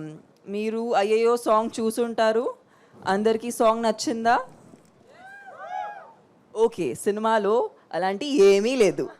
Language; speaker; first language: Telugu; non-native, fluent; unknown